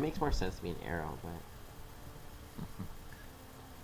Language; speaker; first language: English; native; English